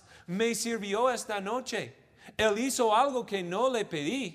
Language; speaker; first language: Spanish; non-native, fluent; English